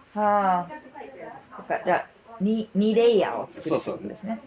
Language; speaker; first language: Japanese; non-native, fluent; English